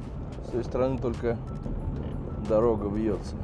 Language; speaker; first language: Russian; native; Russian